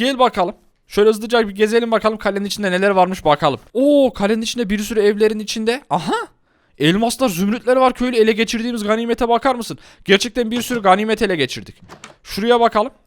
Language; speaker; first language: Turkish; native; Turkish